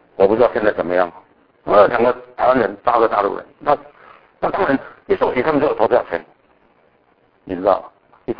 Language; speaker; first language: Chinese; native; Chinese